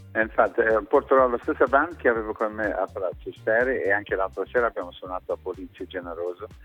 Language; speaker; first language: Italian; non-native, fluent; English